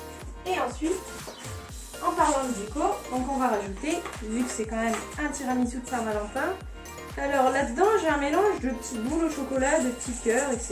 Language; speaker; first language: French; native; French